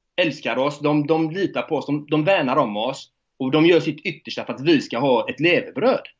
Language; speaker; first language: Swedish; native; Swedish